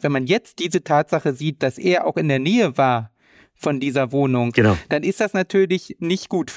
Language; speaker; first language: German; native; German